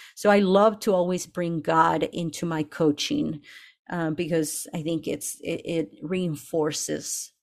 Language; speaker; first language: English; early bilingual, other home language; Spanish